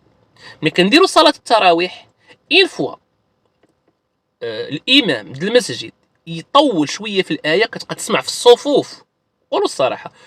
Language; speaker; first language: Arabic; native; Arabic